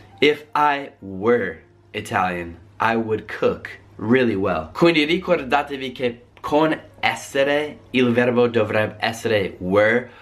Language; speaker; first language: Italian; non-native, fluent; English